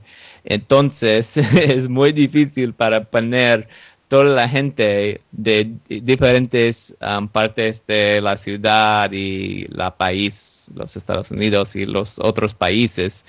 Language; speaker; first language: Spanish; non-native, learner; English